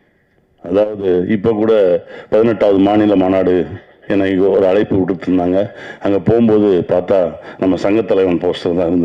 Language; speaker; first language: Tamil; native; Tamil